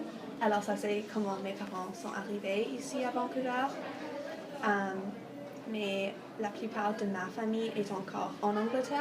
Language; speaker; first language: French; non-native, fluent; English